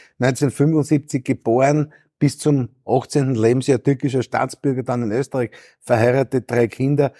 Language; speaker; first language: German; native; German